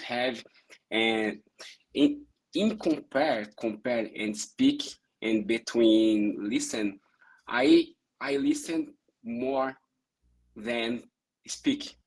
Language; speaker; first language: English; non-native, learner; Portuguese